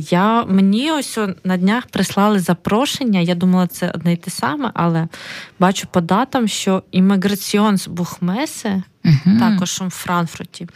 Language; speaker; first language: Ukrainian; native; Ukrainian